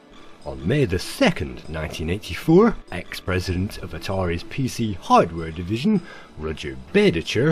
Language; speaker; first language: English; native; English